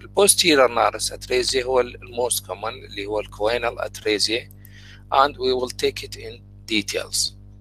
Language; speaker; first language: English; non-native, fluent; Arabic